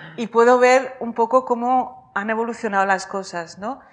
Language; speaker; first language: Spanish; native; Spanish